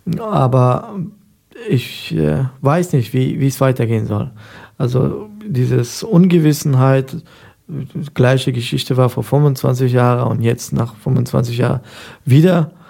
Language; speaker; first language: German; non-native, fluent; Persian